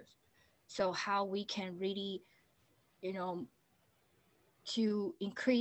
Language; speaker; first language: English; non-native, fluent; Chinese